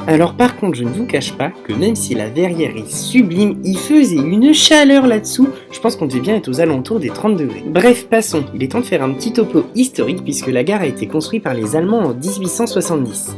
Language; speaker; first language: French; native; French